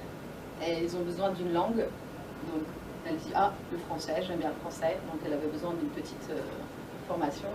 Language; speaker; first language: French; native; French